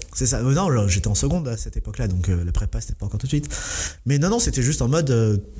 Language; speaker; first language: French; native; French